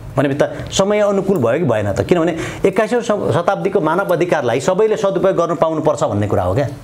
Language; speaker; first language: Nepali; non-native, local second language; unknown